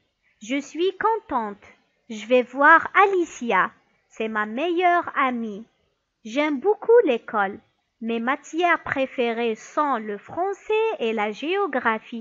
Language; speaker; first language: French; non-native, local second language; Arabic